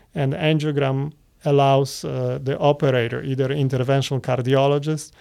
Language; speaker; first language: English; non-native, fluent; Polish